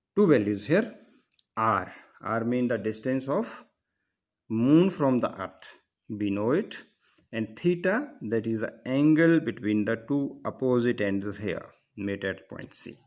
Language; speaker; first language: English; non-native, local second language; Punjabi